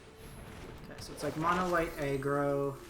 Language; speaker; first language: English; native; English